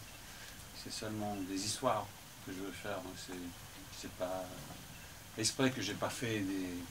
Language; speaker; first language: French; non-native, fluent; English